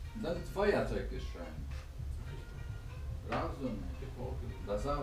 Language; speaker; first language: German; non-native, learner; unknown